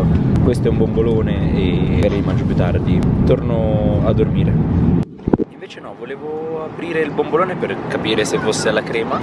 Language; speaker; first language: Italian; native; Italian